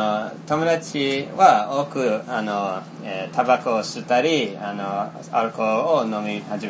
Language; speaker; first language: Japanese; non-native, fluent; Finnish